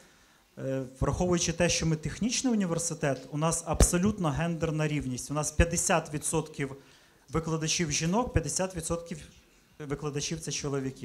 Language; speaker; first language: Ukrainian; native; Ukrainian